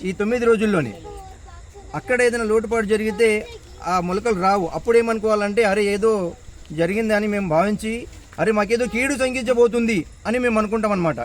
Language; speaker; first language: Telugu; non-native, local second language; Lambadi